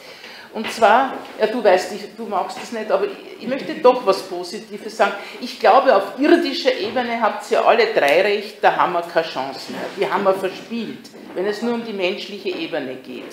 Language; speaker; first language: German; native; German